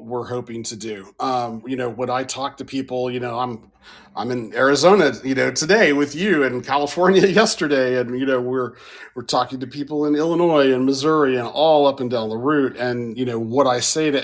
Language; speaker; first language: English; native; English